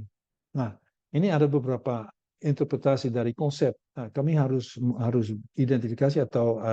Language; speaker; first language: Indonesian; non-native, learner; Dutch